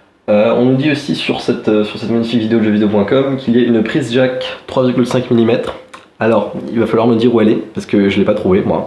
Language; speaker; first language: French; native; French